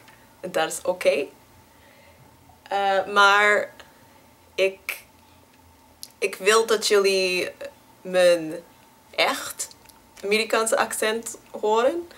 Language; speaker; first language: Dutch; non-native, learner; English